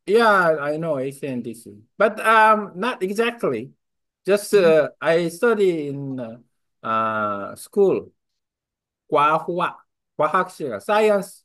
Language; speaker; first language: English; non-native, learner; Vietnamese